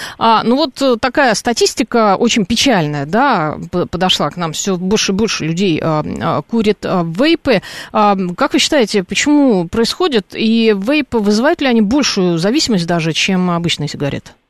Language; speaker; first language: Russian; native; Russian